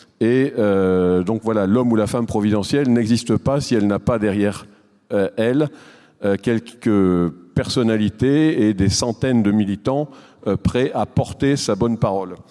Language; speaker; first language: French; native; French